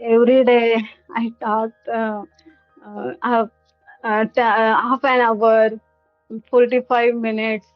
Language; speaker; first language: English; non-native, learner; Hindi